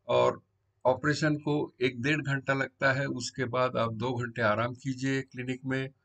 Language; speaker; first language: Hindi; non-native, local second language; Marathi